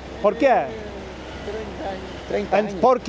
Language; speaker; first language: Spanish; non-native, learner; Polish